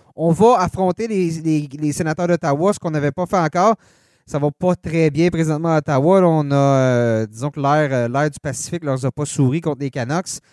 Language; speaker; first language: French; native; French